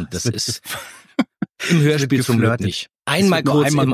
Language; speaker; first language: German; native; German